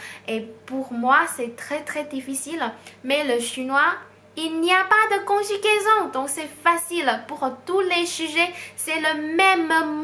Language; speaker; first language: French; non-native, fluent; Chinese